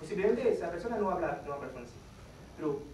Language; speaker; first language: Spanish; non-native, fluent; Haitian Creole